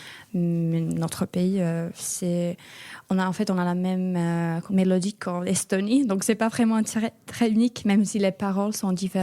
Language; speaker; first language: French; non-native, fluent; Finnish